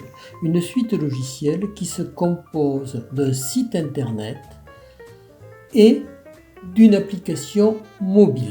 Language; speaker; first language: French; native; French